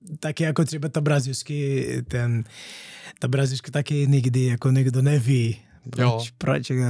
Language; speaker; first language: Czech; non-native, learner; Portuguese